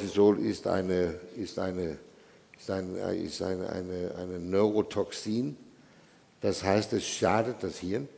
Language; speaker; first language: German; non-native, fluent; Danish